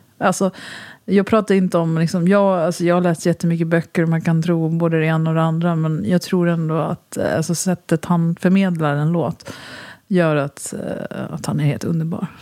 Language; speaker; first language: Swedish; native; Swedish